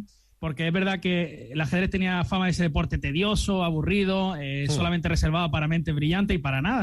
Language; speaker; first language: Spanish; native; Spanish